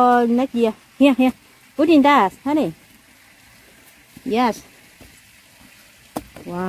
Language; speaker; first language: English; non-native, learner; Vietnamese